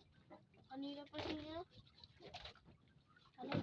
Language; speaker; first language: Filipino; non-native, local second language; Cebuano